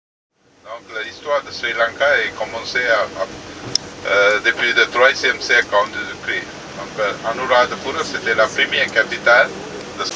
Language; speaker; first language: French; non-native, fluent; Sinhala